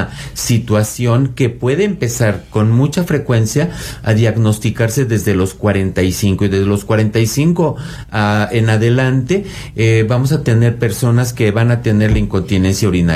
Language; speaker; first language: Spanish; native; Spanish